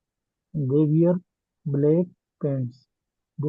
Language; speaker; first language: English; non-native, learner; Urdu